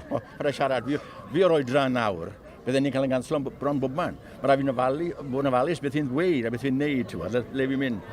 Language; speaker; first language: Welsh; native; Welsh